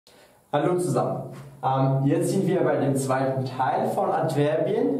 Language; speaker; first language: German; non-native, fluent; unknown